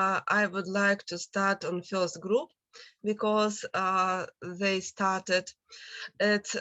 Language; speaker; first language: English; non-native, learner; Russian